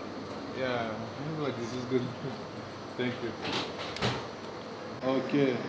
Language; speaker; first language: English; non-native, learner; French